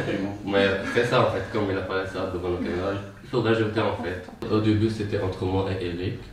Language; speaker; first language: French; non-native, fluent; Arabic